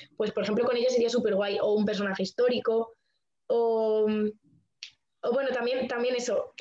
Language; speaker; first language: Spanish; native; Spanish